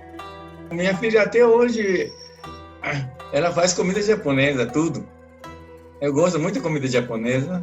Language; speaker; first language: Portuguese; non-native, fluent; Japanese